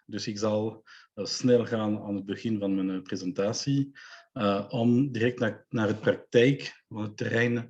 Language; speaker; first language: Dutch; non-native, local second language; French